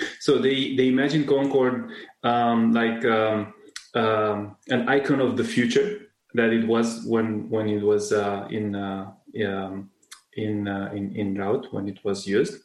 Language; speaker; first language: English; non-native, fluent; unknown